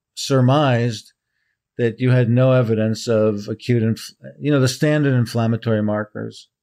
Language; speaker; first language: English; early bilingual, heritage; Hebrew